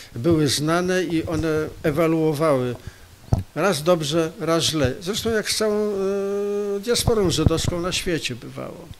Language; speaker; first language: Polish; native; Polish